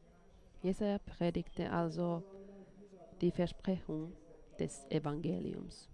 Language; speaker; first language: German; non-native, fluent; Finnish